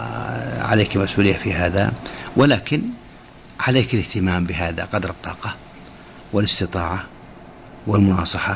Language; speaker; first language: Arabic; native; Arabic